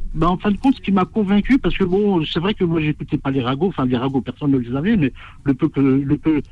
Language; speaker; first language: French; native; French